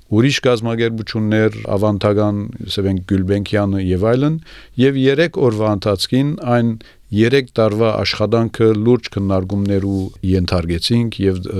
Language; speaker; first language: Armenian; early bilingual, heritage; Armenian